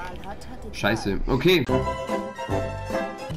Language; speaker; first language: German; native; German